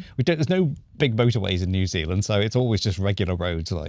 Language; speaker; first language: English; native; English